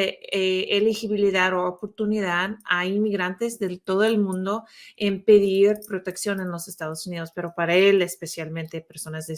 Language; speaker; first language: Spanish; non-native, fluent; English